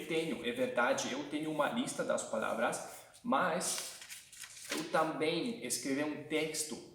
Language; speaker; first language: Portuguese; non-native, fluent; Hungarian